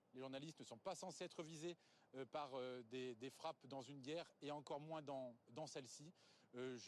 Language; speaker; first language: French; native; French